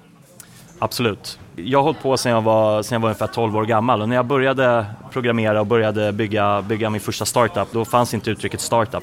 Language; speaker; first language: Swedish; native; Swedish